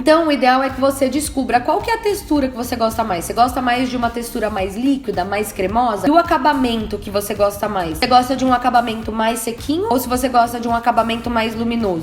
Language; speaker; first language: Portuguese; native; Portuguese